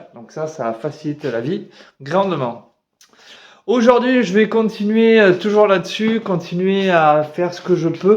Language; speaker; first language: French; native; French